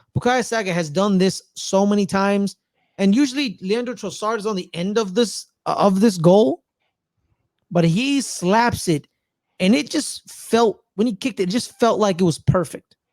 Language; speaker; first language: English; native; English